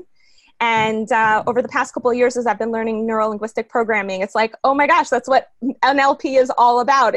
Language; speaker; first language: English; early bilingual, other home language; Spanish